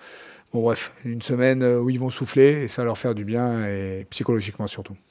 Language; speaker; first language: French; native; French